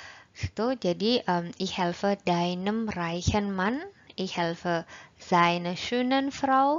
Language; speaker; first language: German; non-native, fluent; Indonesian